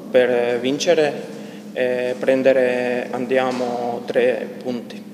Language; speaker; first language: Italian; non-native, learner; Croatian